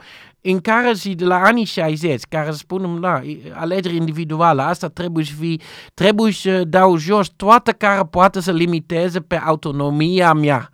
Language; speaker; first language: Romanian; non-native, learner; Dutch